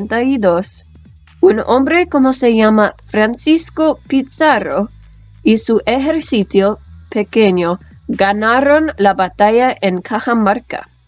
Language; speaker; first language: Spanish; non-native, learner; English